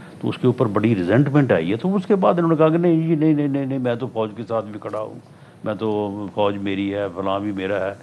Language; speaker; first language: Urdu; non-native, local second language; Punjabi